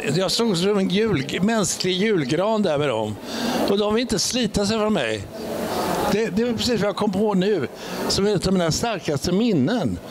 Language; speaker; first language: Swedish; native; Swedish